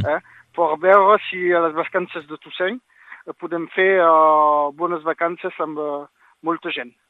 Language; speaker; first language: Catalan; non-native, local second language; French